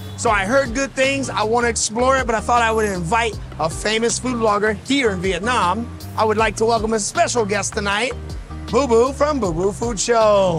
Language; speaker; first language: English; native; English